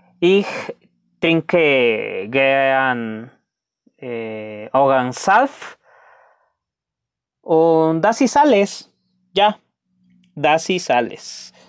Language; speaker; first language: German; non-native, learner; Spanish